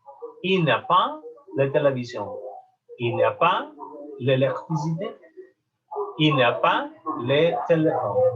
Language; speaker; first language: French; non-native, learner; Spanish